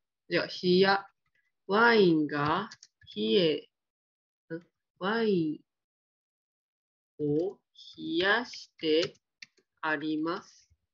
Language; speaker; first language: Japanese; non-native, fluent; Vietnamese